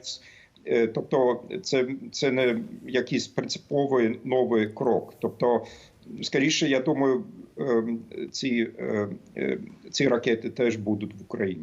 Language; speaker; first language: Ukrainian; non-native, fluent; German